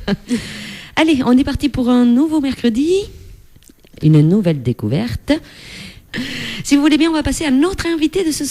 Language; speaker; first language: French; native; French